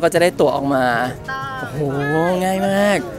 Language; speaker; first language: Thai; native; Thai